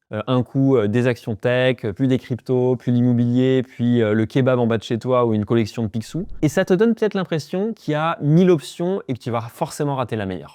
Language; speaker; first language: French; native; French